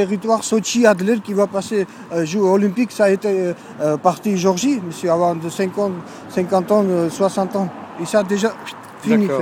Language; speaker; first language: French; non-native, learner; Georgian